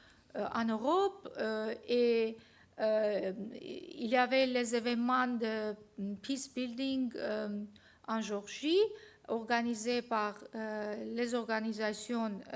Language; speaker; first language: French; non-native, fluent; Armenian